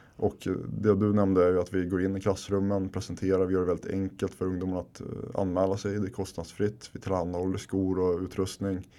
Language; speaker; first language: Swedish; early bilingual, other home language; Finnish